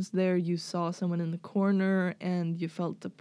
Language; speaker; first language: English; non-native, fluent; Swedish